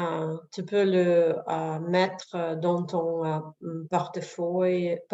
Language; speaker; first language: French; non-native, learner; Russian